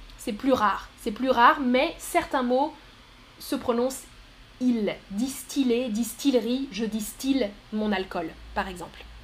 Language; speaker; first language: French; native; French